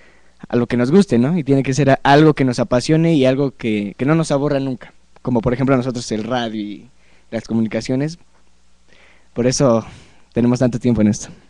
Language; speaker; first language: Spanish; native; Spanish